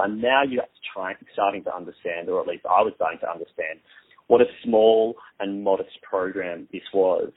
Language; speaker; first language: English; native; English